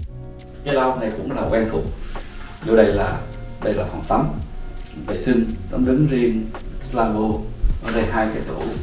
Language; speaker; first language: Vietnamese; native; Vietnamese